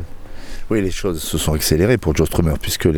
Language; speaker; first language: French; native; French